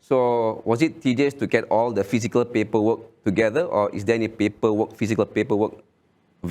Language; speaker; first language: English; non-native, local second language; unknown